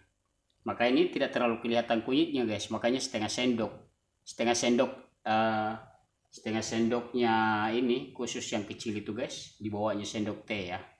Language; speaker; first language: Indonesian; non-native, local second language; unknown